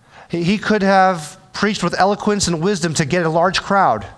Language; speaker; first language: English; early bilingual, other home language; Chinese